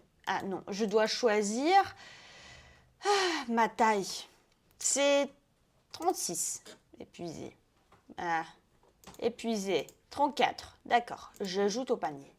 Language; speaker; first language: French; non-native, fluent; Russian